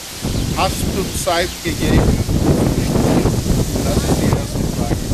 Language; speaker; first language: German; non-native, fluent; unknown